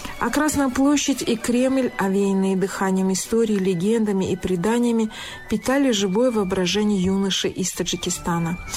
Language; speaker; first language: Russian; non-native, local second language; Tajik